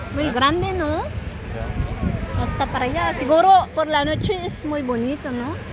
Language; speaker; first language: Spanish; non-native, learner; Filipino